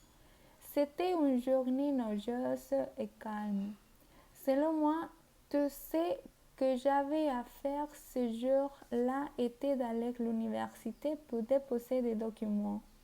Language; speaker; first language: French; non-native, learner; Spanish